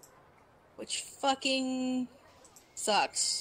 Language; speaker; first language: English; native; English